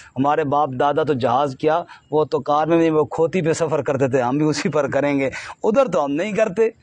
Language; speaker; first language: Urdu; non-native, local second language; Punjabi